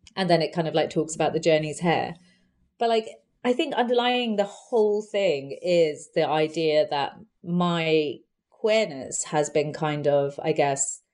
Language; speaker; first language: English; native; English